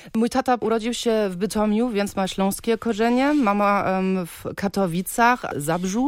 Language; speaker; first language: Polish; early bilingual, heritage; Polish